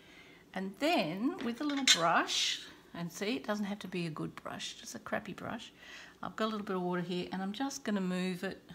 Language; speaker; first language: English; native; English